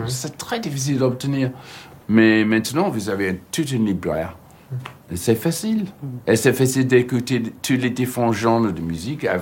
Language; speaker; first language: French; non-native, learner; English